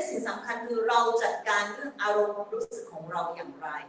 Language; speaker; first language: Thai; native; Thai